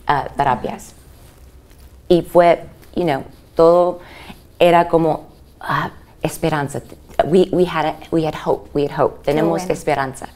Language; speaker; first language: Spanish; early bilingual, heritage; English